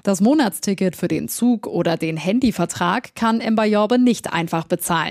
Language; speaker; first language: German; native; German